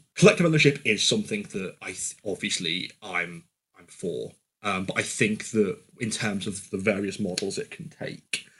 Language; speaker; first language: English; native; English